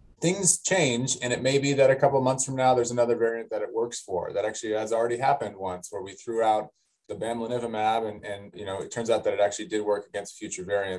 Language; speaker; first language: English; native; English